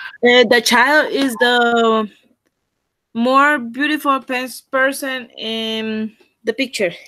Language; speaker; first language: English; non-native, learner; Spanish